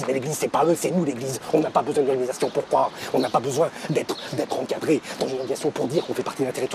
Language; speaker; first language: French; native; French